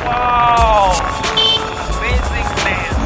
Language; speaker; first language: Hindi; non-native, local second language; Bangla